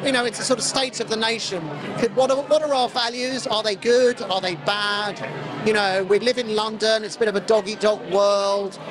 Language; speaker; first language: English; native; English